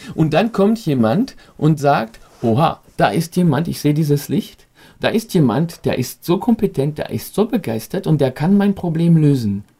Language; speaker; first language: German; non-native, fluent; French